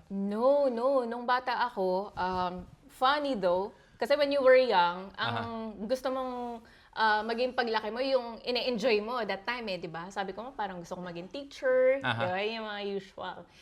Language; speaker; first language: Filipino; native; Filipino